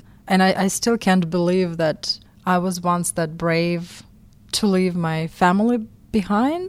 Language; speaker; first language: English; non-native, fluent; Russian